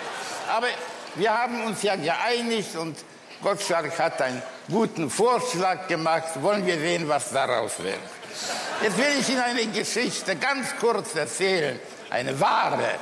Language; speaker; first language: German; early bilingual, other home language; Polish